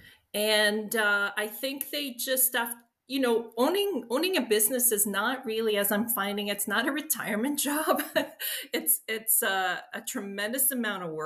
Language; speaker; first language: English; native; English